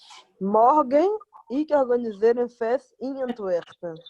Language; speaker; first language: Dutch; non-native, learner; Portuguese